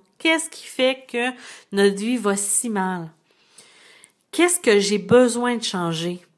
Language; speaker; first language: French; native; French